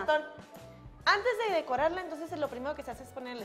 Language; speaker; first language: Spanish; native; Spanish